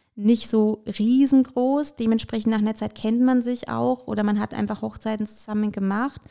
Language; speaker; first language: German; early bilingual, other home language; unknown